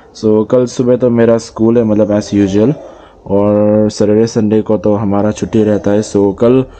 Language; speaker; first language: Hindi; non-native, local second language; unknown